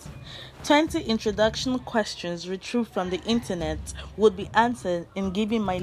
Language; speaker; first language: English; non-native, local second language; Yoruba